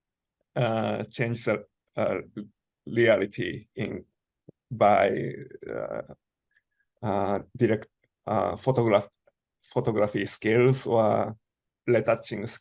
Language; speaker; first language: English; non-native, learner; Japanese